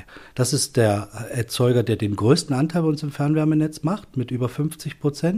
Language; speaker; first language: German; native; German